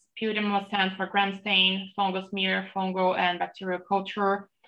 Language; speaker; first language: English; non-native, fluent; Portuguese